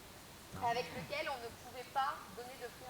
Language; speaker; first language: French; native; French